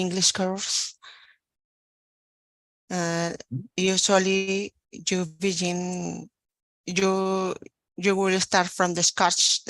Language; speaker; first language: English; non-native, learner; Spanish